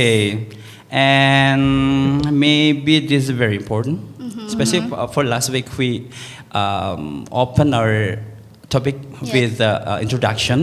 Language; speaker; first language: English; non-native, learner; Indonesian